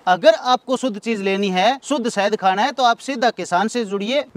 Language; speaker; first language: Hindi; native; Hindi